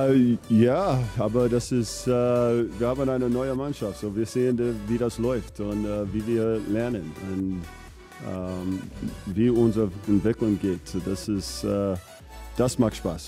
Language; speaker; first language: German; non-native, fluent; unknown